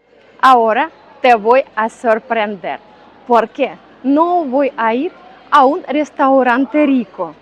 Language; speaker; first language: Spanish; non-native, learner; Ukrainian